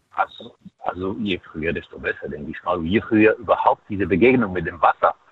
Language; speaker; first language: German; non-native, fluent; Arabic